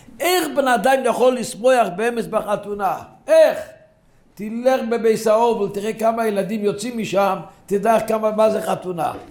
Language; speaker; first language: Hebrew; non-native, local second language; Yiddish